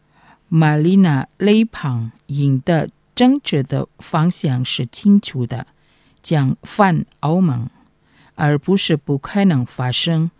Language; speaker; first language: Chinese; non-native, fluent; Indonesian